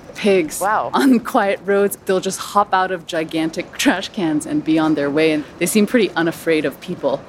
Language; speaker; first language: English; non-native, local second language; Cantonese